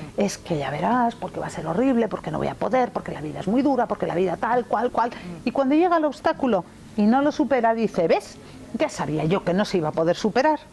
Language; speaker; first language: Spanish; early bilingual, other home language; English